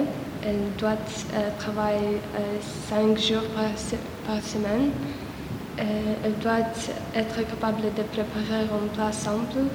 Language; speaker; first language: French; non-native, learner; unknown